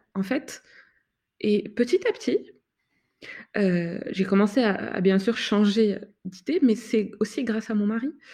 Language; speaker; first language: French; non-native, local second language; Arabic